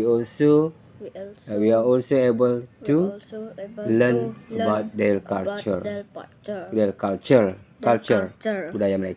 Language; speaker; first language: English; non-native, learner; Balinese